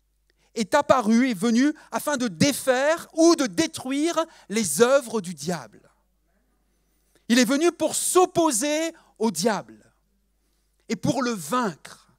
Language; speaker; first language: French; native; French